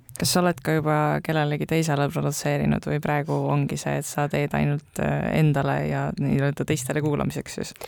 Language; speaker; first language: Estonian; native; Estonian